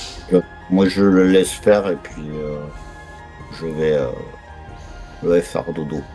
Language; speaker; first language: French; native; French